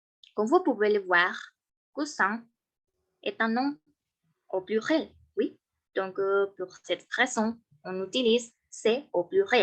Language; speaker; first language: French; non-native, learner; Spanish